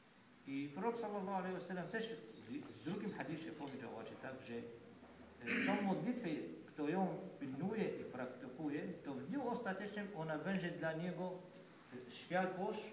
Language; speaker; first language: Polish; non-native, fluent; Arabic